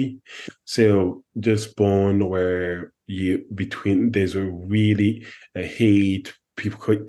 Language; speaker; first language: English; non-native, fluent; French